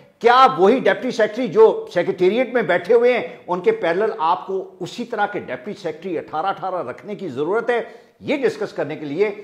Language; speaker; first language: Urdu; native; Urdu